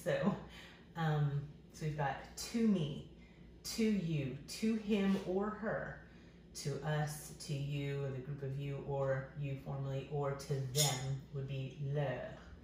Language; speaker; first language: English; native; English